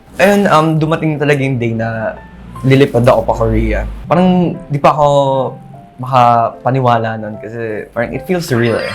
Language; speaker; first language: Filipino; early bilingual, heritage; Filipino